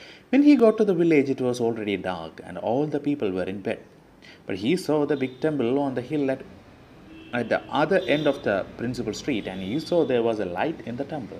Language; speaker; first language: English; non-native, local second language; Malayalam